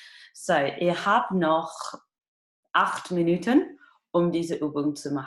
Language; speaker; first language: German; non-native, fluent; English